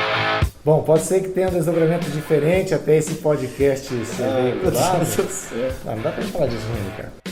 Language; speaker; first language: Portuguese; native; Portuguese